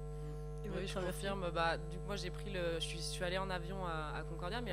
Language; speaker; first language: French; native; French